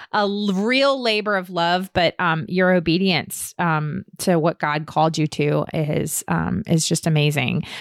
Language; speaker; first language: English; native; English